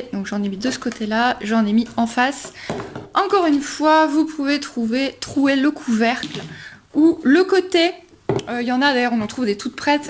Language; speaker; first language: French; native; French